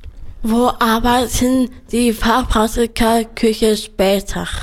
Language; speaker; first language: German; non-native, learner; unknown